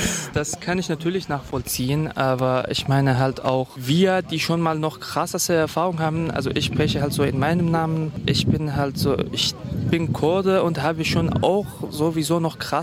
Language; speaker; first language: German; non-native, fluent; Kurdish